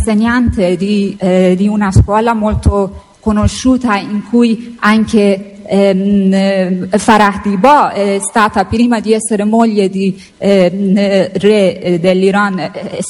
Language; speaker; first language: Italian; non-native, fluent; Persian